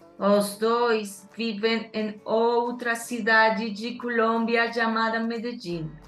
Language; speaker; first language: Portuguese; non-native, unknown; Spanish